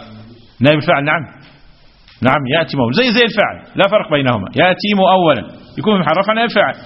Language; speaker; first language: Arabic; native; Arabic